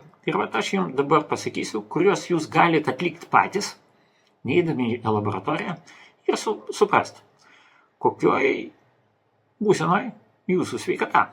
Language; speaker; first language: Lithuanian; non-native, local second language; Russian